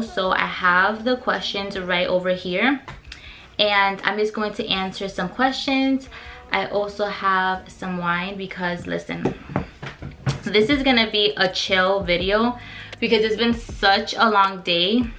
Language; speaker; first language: English; early bilingual, other home language; Spanish